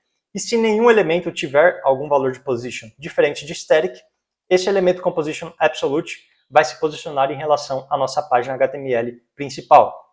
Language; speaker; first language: Portuguese; native; Portuguese